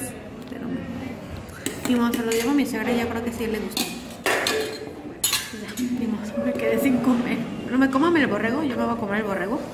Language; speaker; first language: Spanish; native; Spanish